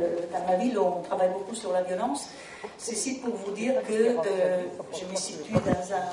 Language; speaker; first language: French; non-native, fluent; Italian